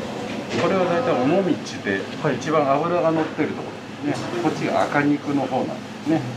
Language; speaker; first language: Japanese; native; Japanese